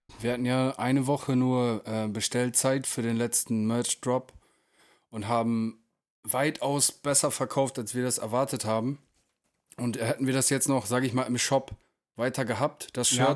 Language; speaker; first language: German; native; German